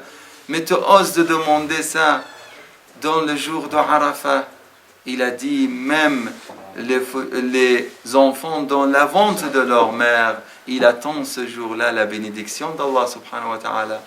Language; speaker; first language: French; non-native, fluent; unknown